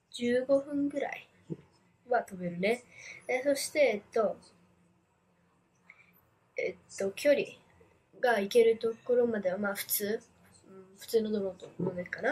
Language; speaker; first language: Japanese; early bilingual, heritage; Japanese